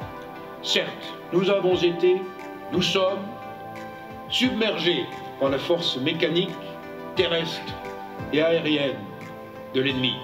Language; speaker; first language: French; native; French